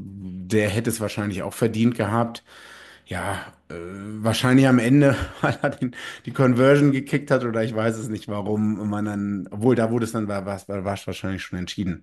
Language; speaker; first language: German; native; German